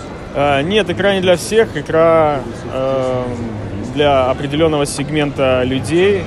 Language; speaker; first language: Russian; native; Russian